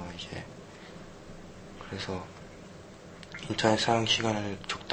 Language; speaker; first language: Korean; early bilingual, heritage; Korean